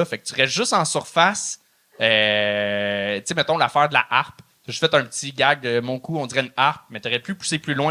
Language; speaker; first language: French; native; French